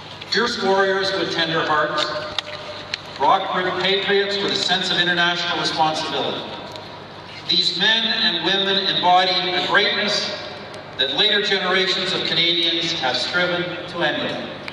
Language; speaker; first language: English; native; English